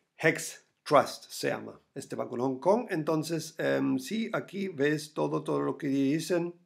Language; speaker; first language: Spanish; non-native, fluent; German